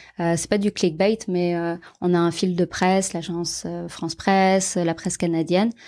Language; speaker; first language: French; native; French